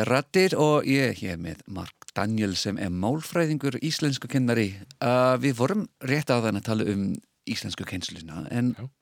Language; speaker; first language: Icelandic; non-native, fluent; English